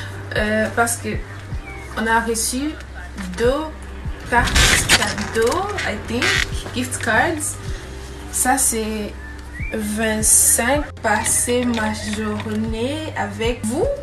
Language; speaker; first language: French; non-native, learner; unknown